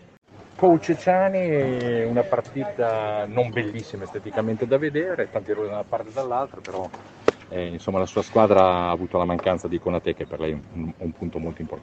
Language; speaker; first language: Italian; native; Italian